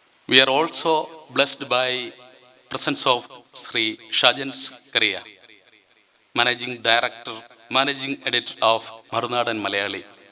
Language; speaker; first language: English; non-native, local second language; Malayalam